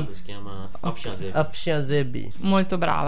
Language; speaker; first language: Italian; non-native, learner; Punjabi